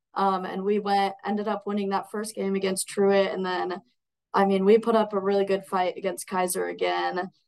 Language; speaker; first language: English; native; English